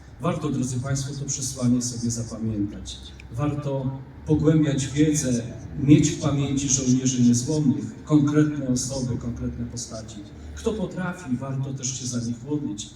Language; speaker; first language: Polish; native; Polish